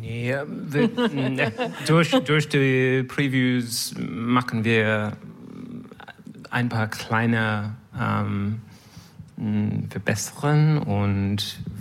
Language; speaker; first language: German; non-native, learner; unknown